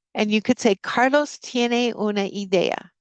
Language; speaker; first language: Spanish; non-native, fluent; English